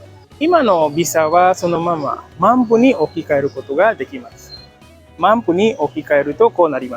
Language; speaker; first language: Japanese; non-native, fluent; Indonesian